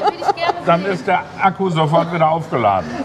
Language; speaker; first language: German; native; German